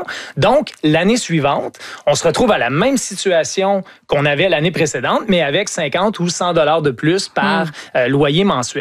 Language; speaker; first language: French; native; French